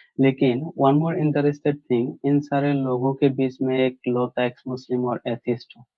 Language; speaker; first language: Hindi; non-native, local second language; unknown